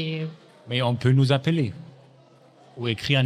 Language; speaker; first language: French; non-native, learner; German